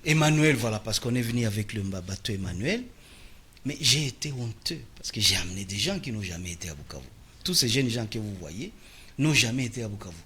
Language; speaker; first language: French; non-native, local second language; Swahili